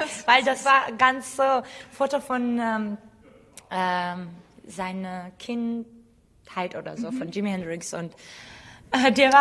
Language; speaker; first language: German; non-native, fluent; Georgian